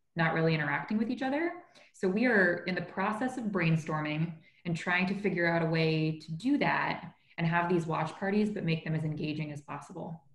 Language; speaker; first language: English; native; English